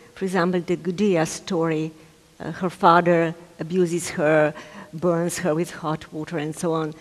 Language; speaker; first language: English; non-native, fluent; Slovenian